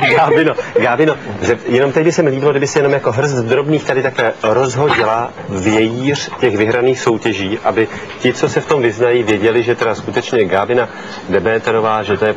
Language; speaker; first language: Czech; native; Czech